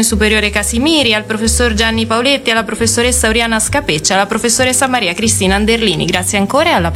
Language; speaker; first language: Italian; native; Italian